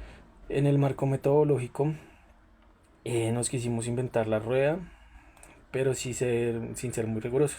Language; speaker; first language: Spanish; native; Spanish